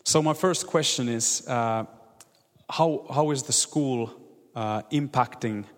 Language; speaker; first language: English; non-native, fluent; Finnish